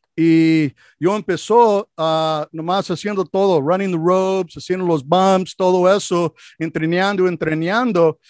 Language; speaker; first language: Spanish; non-native, learner; English